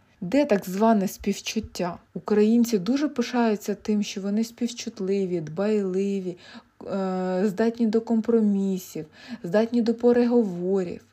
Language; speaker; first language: Ukrainian; native; Ukrainian